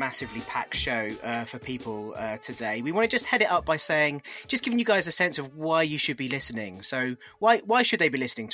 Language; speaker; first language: English; native; English